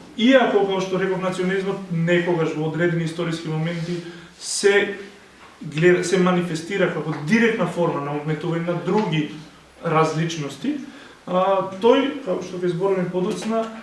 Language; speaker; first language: Macedonian; non-native, local second language; Albanian